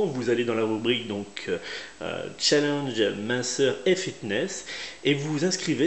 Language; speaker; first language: French; native; French